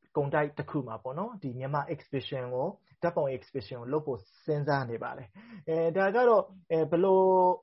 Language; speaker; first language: Burmese; native; Burmese